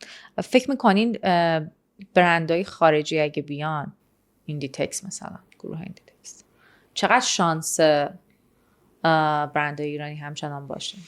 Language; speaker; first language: Persian; native; Persian